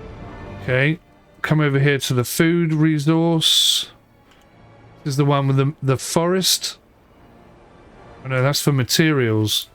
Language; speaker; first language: English; native; English